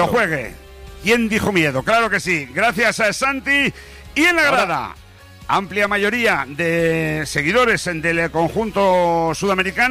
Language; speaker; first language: Spanish; native; Spanish